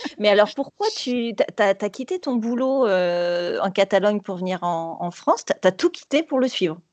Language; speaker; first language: French; native; French